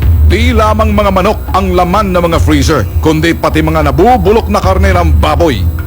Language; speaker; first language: Filipino; native; Filipino